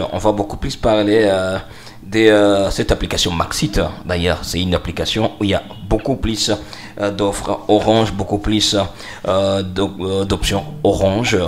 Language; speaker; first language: French; non-native, local second language; Swahili